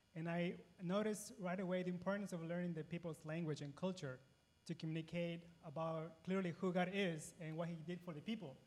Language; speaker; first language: English; non-native, fluent; Spanish